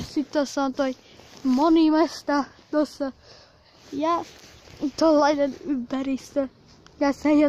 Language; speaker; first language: Finnish; early bilingual, other home language; Russian